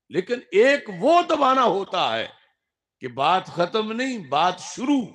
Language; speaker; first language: Urdu; non-native, local second language; Punjabi